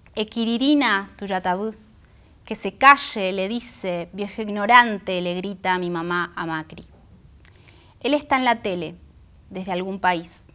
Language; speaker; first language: Spanish; non-native, local second language; Guarani